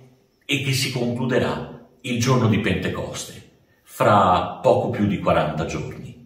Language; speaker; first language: Italian; native; Italian